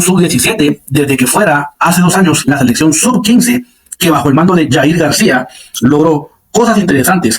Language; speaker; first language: Spanish; native; Spanish